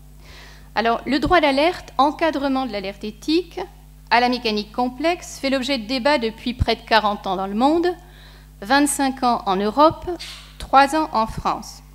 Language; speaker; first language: French; native; French